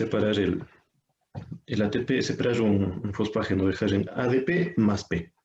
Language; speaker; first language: Spanish; native; Spanish